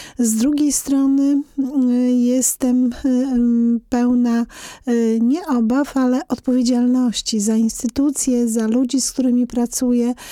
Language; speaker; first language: Polish; native; Polish